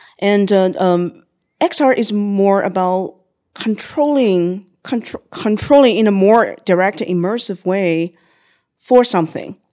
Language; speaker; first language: English; non-native, fluent; Chinese